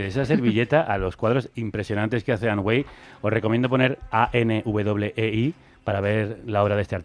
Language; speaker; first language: Spanish; native; Spanish